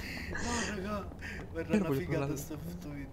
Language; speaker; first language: Italian; native; Italian